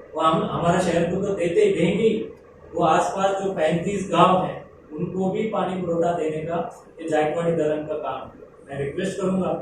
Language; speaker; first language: Hindi; non-native, local second language; Marathi